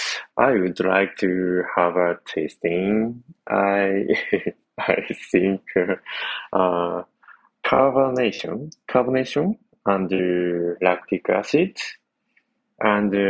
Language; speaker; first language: English; non-native, learner; Japanese